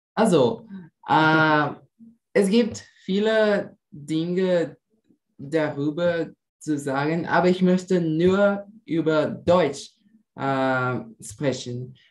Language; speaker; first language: German; non-native, learner; Portuguese